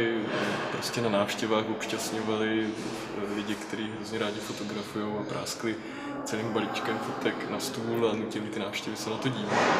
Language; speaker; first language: Czech; native; Czech